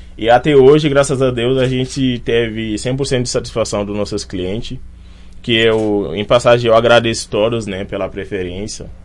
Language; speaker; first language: Portuguese; non-native, fluent; Wolof